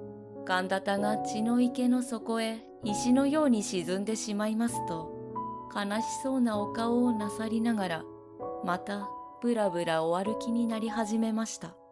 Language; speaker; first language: Japanese; native; Japanese